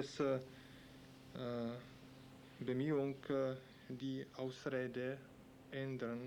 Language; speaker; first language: German; non-native, learner; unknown